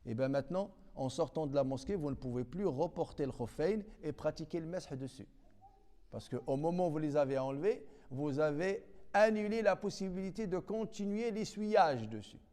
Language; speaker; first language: French; non-native, local second language; Arabic